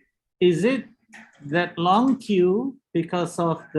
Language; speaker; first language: English; non-native, learner; Indonesian